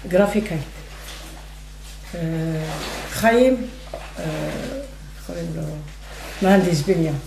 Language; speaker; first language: Hebrew; non-native, fluent; Arabic